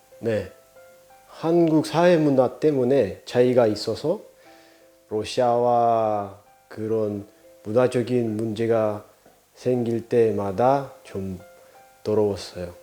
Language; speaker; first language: Korean; non-native, learner; Russian